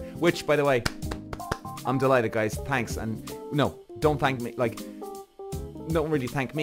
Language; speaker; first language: English; native; English